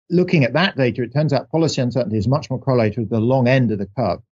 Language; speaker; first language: English; native; English